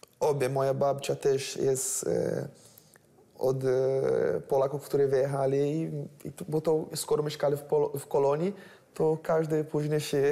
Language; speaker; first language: Polish; non-native, learner; Portuguese